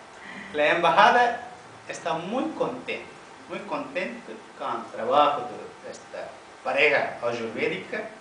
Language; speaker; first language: Spanish; non-native, fluent; Tamil